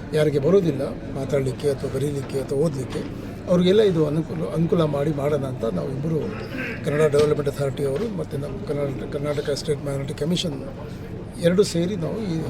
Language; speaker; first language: Kannada; non-native, local second language; Urdu